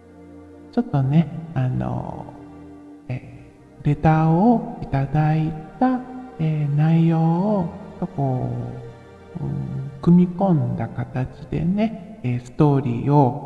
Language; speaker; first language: Japanese; native; Japanese